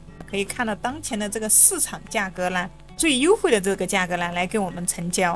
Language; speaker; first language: Chinese; native; Chinese